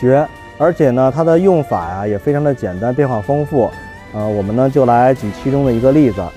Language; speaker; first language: Chinese; native; Chinese